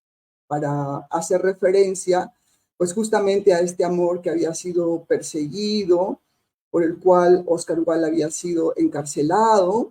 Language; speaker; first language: Spanish; native; Spanish